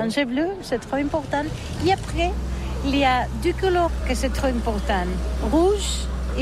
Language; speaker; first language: French; non-native, learner; Catalan